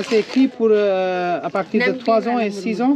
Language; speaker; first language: French; non-native, fluent; Hindi